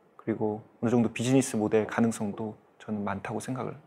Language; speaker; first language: Korean; native; Korean